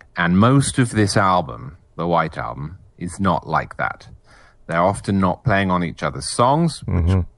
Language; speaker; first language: English; native; English